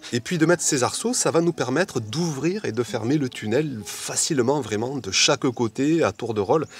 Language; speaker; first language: French; native; French